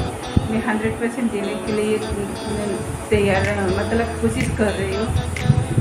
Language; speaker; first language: Hindi; non-native, local second language; Bangla